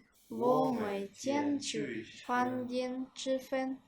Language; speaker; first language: Chinese; non-native, learner; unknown